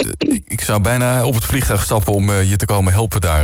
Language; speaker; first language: Dutch; non-native, local second language; Papiamento